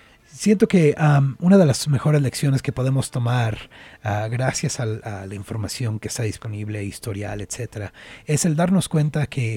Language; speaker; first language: Spanish; native; Spanish